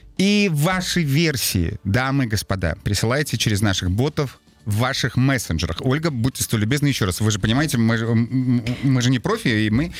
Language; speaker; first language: Russian; native; Russian